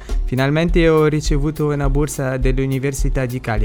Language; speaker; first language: Italian; non-native, learner; Arabic